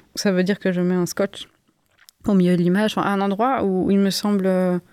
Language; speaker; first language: French; native; French